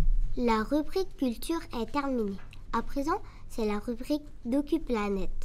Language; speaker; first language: French; non-native, learner; Vietnamese